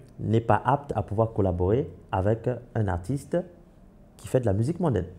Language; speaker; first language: French; non-native, local second language; Wolof